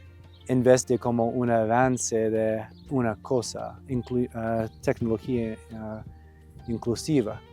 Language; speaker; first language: Spanish; non-native, fluent; English